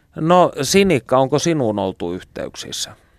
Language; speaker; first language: Finnish; native; Finnish